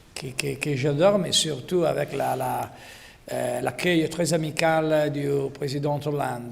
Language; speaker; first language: French; non-native, learner; Italian